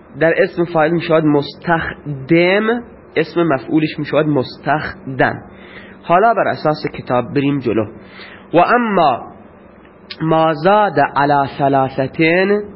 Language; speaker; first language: Persian; non-native, local second language; Baluchi